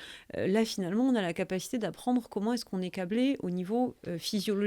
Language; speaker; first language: French; native; French